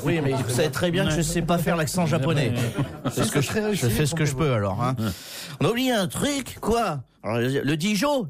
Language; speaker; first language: French; native; French